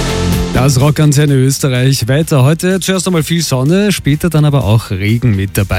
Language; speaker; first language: German; native; German